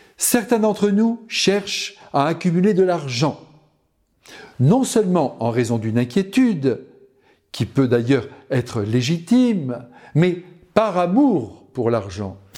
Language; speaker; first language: French; native; French